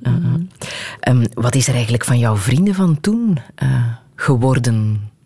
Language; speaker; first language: Dutch; native; Dutch